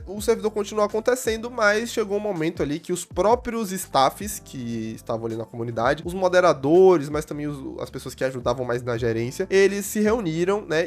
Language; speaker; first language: Portuguese; native; Portuguese